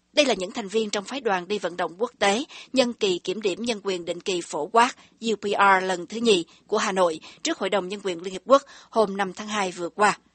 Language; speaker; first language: Vietnamese; native; Vietnamese